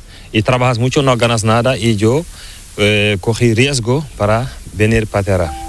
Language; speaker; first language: Spanish; non-native, learner; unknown